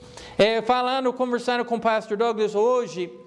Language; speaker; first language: Portuguese; non-native, fluent; English